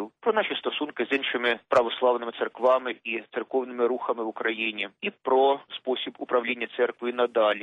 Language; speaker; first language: Ukrainian; native; Ukrainian